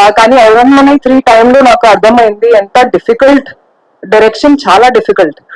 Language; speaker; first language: Telugu; non-native, local second language; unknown